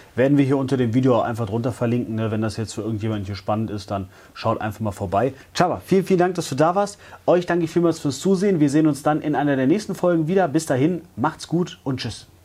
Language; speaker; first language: German; native; German